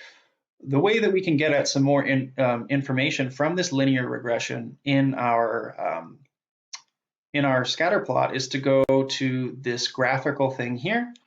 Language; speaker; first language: English; native; English